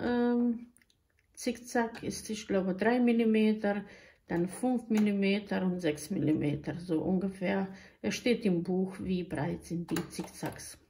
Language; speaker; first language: German; non-native, learner; Croatian